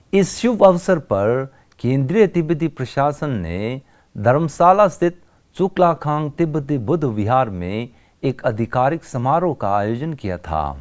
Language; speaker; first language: Hindi; non-native, local second language; Tibetan